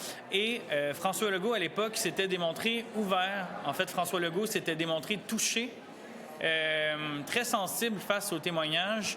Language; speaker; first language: French; native; French